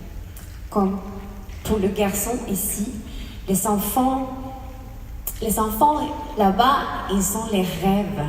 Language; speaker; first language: French; non-native, fluent; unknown